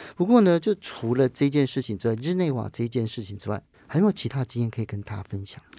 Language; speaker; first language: Chinese; native; Chinese